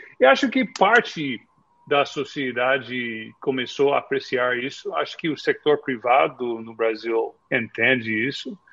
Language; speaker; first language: Portuguese; non-native, fluent; English